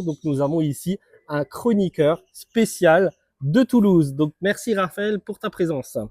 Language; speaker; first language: French; native; French